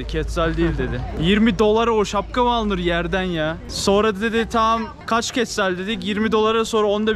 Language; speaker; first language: Turkish; native; Turkish